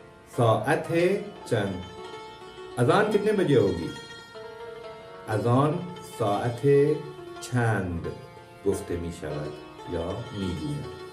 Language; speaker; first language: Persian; non-native, fluent; Urdu